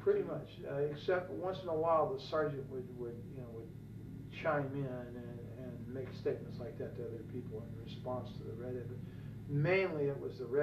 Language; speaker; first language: English; native; English